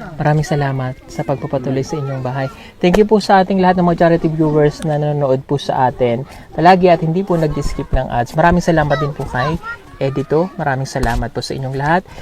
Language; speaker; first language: Filipino; non-native, local second language; Cebuano